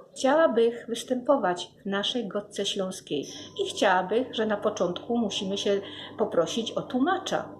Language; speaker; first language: Polish; native; Polish